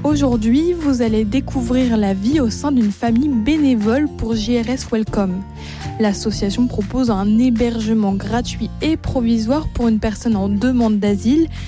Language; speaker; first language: French; native; French